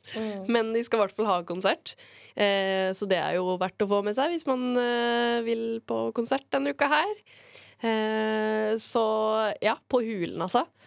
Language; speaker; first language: Norwegian; native; Norwegian